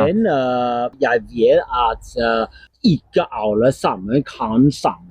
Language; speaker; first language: Norwegian; non-native, fluent; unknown